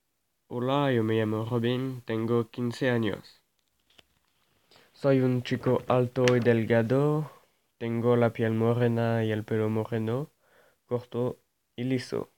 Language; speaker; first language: Spanish; non-native, learner; French